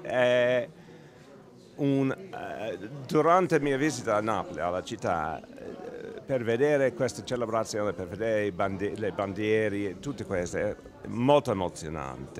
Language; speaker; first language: Italian; non-native, learner; English